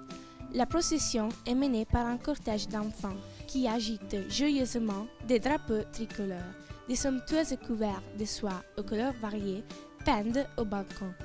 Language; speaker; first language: French; non-native, learner; Italian